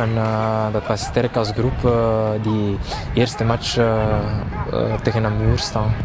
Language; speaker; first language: Dutch; non-native, local second language; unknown